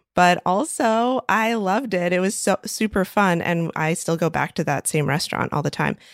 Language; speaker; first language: English; native; English